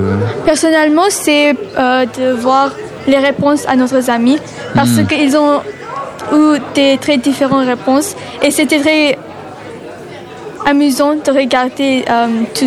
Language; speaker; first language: French; non-native, learner; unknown